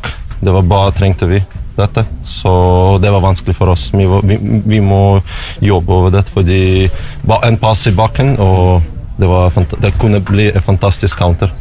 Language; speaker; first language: Norwegian; non-native, learner; Russian